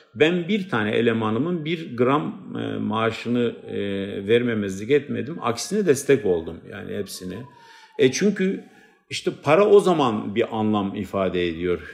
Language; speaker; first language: Turkish; non-native, local second language; Kurdish